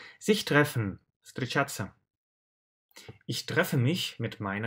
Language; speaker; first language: German; non-native, fluent; Russian